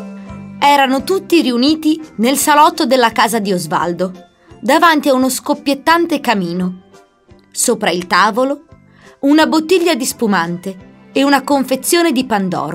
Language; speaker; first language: Italian; native; Italian